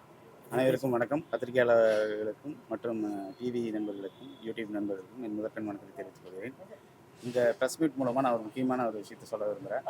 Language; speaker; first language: Tamil; native; Tamil